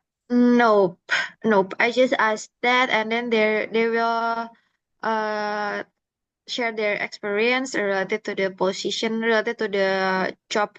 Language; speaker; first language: English; non-native, learner; Indonesian